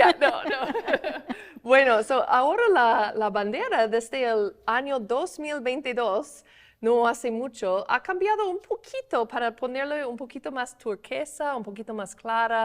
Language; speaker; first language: Spanish; non-native, fluent; English